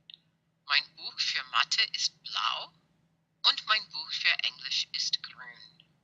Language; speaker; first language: German; non-native, fluent; English